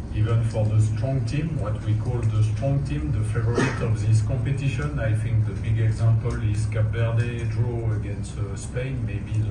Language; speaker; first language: English; non-native, fluent; French